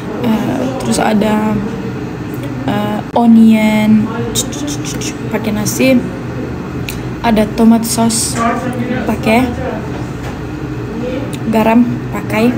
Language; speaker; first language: Indonesian; non-native, learner; Turkish